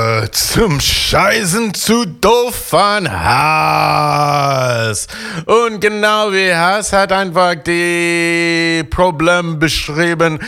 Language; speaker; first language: German; non-native, fluent; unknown